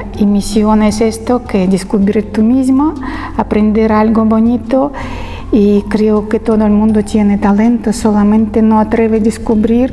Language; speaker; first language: Spanish; non-native, learner; Russian